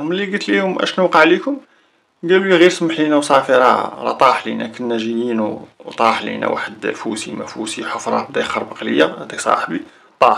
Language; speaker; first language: Arabic; native; Arabic